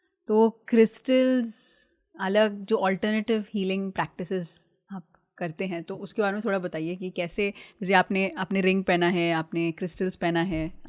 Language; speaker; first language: Hindi; native; Hindi